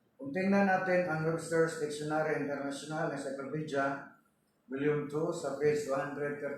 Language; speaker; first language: Filipino; non-native, local second language; Cebuano